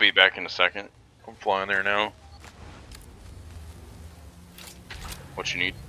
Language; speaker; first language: English; native; English